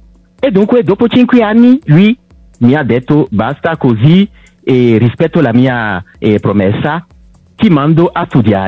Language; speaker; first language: Italian; non-native, local second language; French